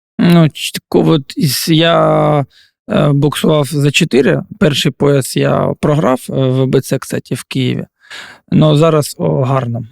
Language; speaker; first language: Ukrainian; non-native, local second language; Russian